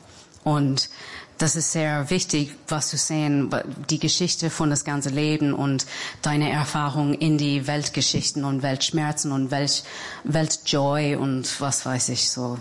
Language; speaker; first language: German; non-native, fluent; English